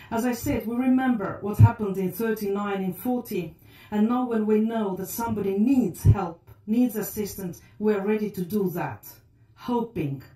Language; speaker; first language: English; non-native, fluent; Estonian